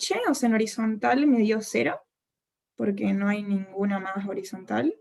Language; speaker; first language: Spanish; native; Spanish